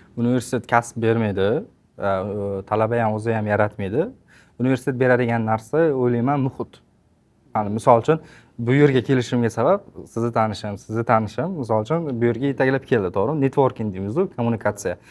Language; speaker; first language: Uzbek; native; Uzbek